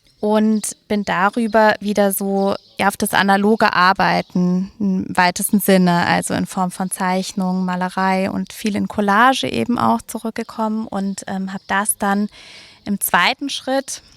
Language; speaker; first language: German; native; German